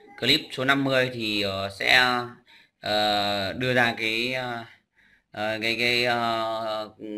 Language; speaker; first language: Vietnamese; native; Vietnamese